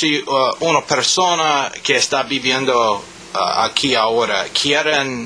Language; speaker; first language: Spanish; non-native, learner; English